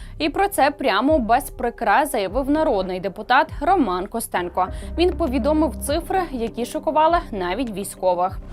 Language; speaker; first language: Ukrainian; native; Ukrainian